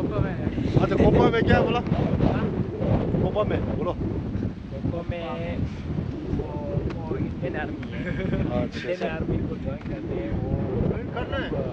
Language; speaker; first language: Hindi; non-native, local second language; Tibetan